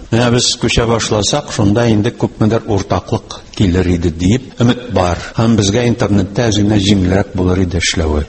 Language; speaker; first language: Tatar; native; Tatar